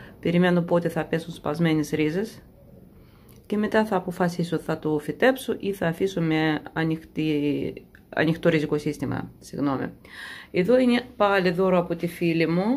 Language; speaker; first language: Greek; non-native, fluent; Russian